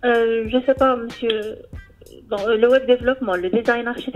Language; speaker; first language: French; non-native, learner; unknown